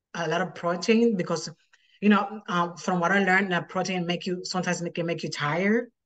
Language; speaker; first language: English; non-native, fluent; Spanish